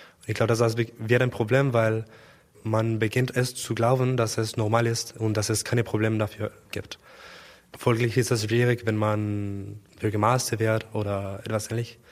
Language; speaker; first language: German; non-native, learner; Spanish